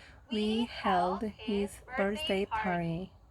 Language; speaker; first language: English; non-native, learner; Korean